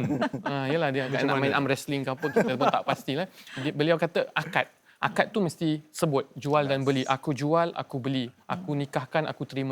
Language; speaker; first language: Malay; native; Malay